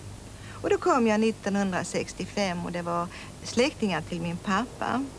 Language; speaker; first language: Swedish; early bilingual, other home language; Finnish